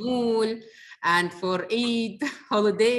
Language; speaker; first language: English; non-native, learner; Arabic